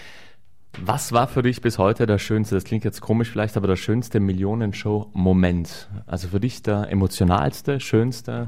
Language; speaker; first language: German; native; German